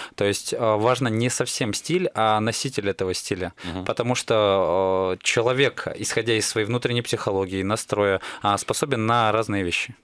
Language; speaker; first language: Russian; native; Russian